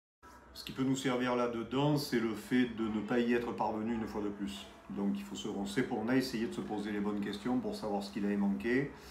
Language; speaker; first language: French; native; French